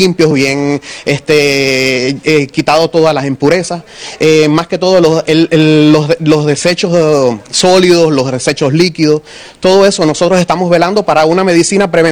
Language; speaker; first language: Spanish; native; Spanish